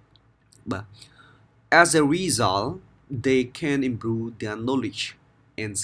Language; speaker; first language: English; non-native, fluent; Khmer